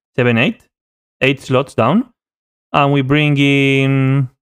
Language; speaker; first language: English; non-native, fluent; Spanish